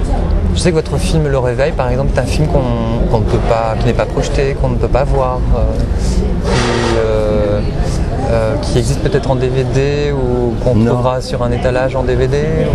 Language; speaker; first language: French; native; French